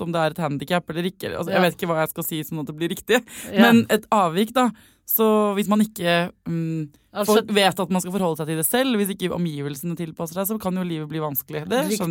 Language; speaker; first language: Norwegian; native; Norwegian